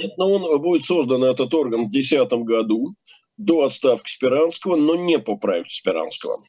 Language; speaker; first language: Russian; native; Russian